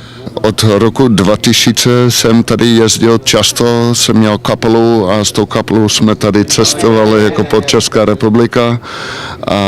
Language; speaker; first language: Czech; non-native, learner; Dutch